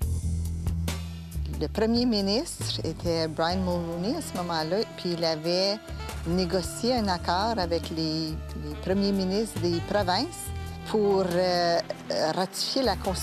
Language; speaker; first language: French; native; French